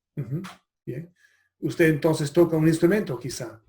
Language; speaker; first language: Spanish; non-native, fluent; English